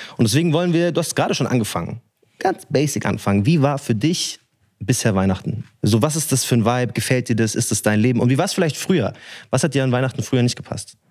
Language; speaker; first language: German; early bilingual, other home language; Arabic